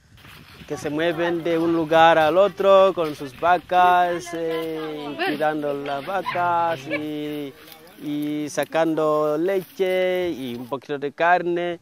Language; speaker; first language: Spanish; non-native, fluent; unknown